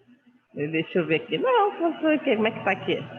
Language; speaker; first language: Portuguese; native; Portuguese